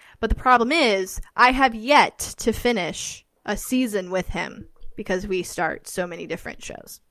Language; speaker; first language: English; native; English